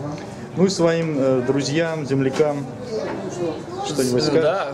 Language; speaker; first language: Russian; native; Russian